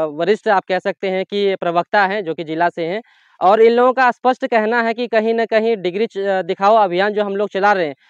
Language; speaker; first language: Hindi; native; Hindi